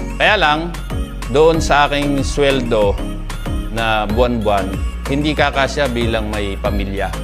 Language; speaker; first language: Filipino; native; Filipino